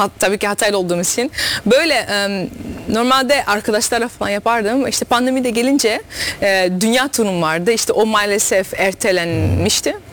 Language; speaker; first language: Turkish; early bilingual, heritage; Dutch